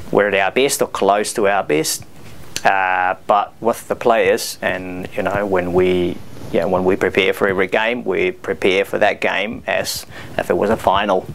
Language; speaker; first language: English; non-native, fluent; Spanish